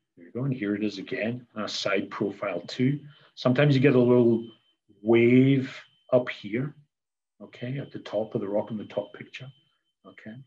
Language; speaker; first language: English; native; English